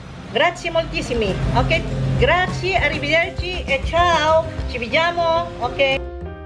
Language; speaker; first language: Italian; non-native, fluent; Filipino